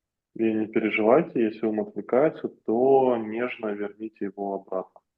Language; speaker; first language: Russian; native; Russian